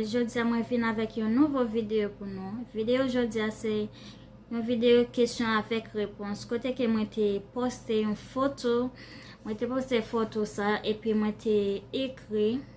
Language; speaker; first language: French; non-native, learner; Haitian Creole